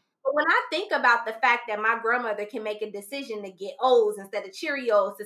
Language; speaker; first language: English; native; English